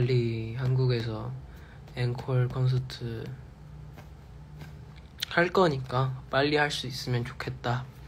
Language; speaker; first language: Korean; non-native, fluent; Chinese